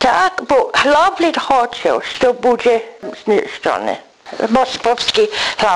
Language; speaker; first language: Ukrainian; early bilingual, heritage; English